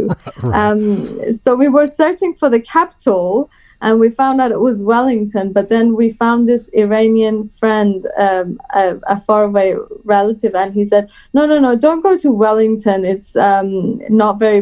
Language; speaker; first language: English; early bilingual, other home language; Persian